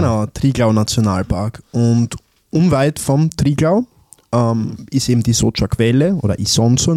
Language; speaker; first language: German; early bilingual, other home language; Italian